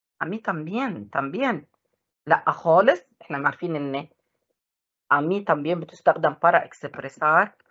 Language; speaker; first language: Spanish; non-native, fluent; Arabic